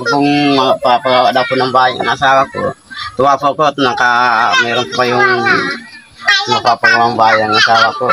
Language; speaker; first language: Filipino; non-native, local second language; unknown